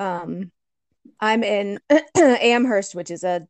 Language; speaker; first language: English; native; English